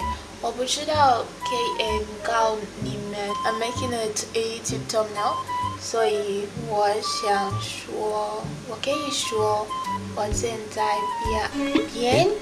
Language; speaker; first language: Chinese; non-native, learner; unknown